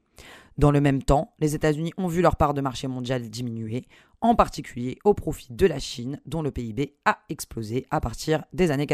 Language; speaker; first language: French; native; French